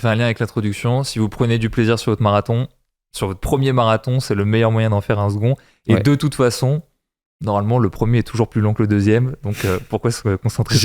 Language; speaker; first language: French; native; French